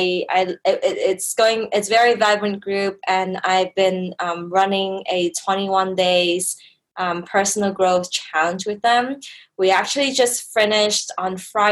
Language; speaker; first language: English; native; English